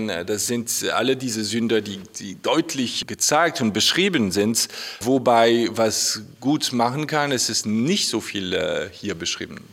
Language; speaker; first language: German; non-native, fluent; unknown